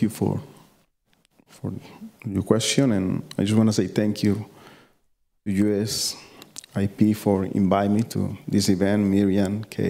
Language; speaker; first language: English; non-native, learner; Spanish